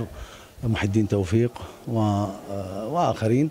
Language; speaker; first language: Arabic; native; Arabic